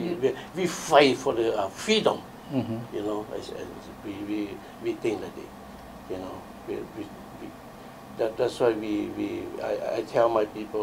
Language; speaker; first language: English; non-native, learner; Lao